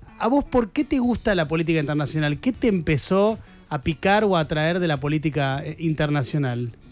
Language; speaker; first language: Spanish; native; Spanish